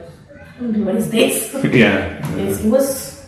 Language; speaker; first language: English; non-native, fluent; Spanish